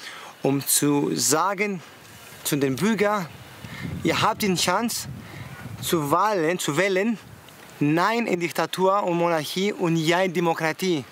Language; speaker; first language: German; non-native, fluent; Greek